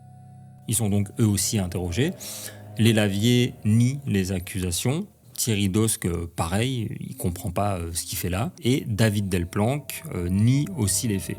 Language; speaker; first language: French; native; French